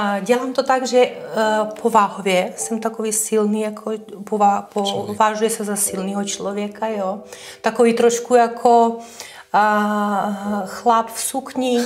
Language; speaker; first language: Czech; non-native, fluent; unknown